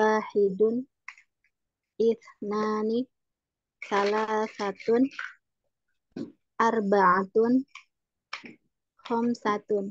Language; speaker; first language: Arabic; non-native, learner; Indonesian